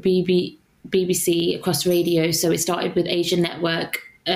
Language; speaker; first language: English; native; English